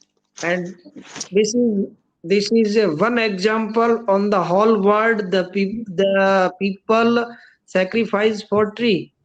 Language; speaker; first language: English; non-native, learner; Rajasthani